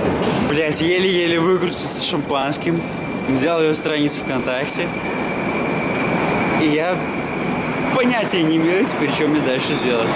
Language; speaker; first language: Russian; native; Russian